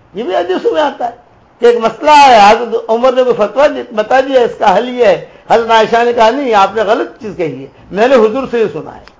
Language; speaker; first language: Urdu; non-native, local second language; Gujarati